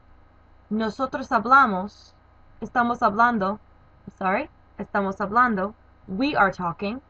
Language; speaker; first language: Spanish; non-native, learner; English